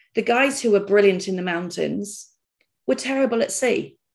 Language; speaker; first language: English; native; English